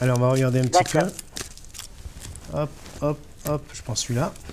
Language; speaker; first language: French; native; French